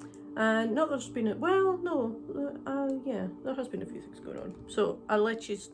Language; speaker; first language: English; native; English